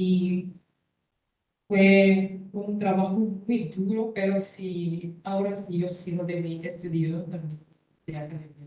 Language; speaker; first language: Spanish; non-native, learner; Korean